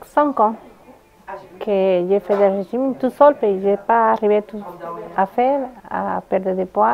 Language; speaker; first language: French; non-native, learner; Spanish